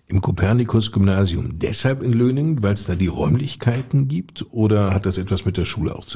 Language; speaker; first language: German; native; German